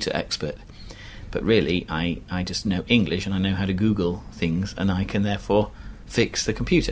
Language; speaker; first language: English; native; English